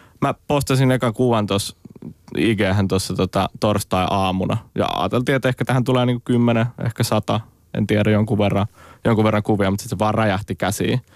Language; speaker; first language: Finnish; native; Finnish